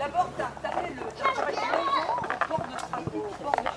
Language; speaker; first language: French; native; French